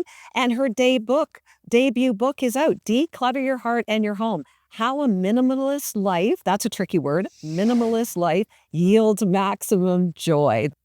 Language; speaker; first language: English; native; English